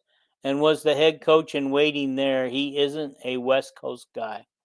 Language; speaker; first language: English; native; English